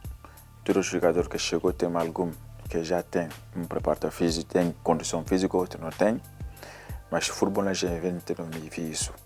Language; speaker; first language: Portuguese; non-native, learner; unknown